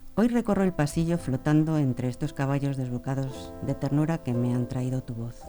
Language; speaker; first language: Spanish; native; Spanish